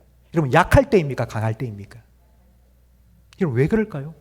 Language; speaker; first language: Korean; native; Korean